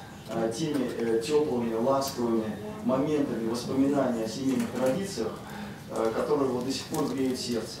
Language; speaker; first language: Russian; native; Russian